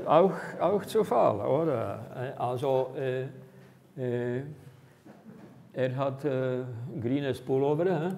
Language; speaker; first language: German; non-native, fluent; Czech